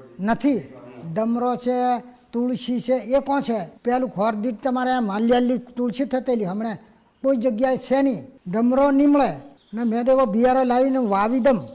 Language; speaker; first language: Gujarati; non-native, local second language; Rathawi